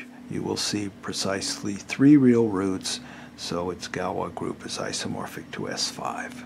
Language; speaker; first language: English; native; English